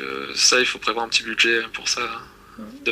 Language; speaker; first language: French; native; French